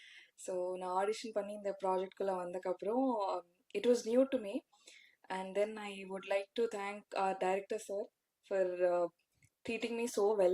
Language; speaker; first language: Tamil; non-native, learner; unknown